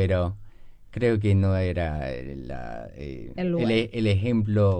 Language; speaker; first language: Spanish; non-native, fluent; English